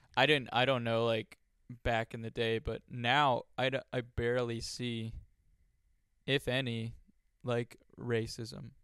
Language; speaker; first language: English; early bilingual, other home language; Hungarian